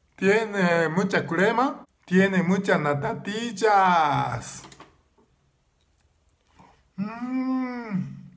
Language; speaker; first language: Spanish; non-native, learner; Japanese